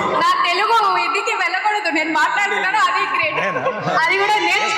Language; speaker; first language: Telugu; non-native, fluent; Odia